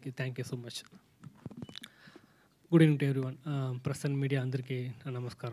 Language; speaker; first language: Telugu; non-native, learner; Tamil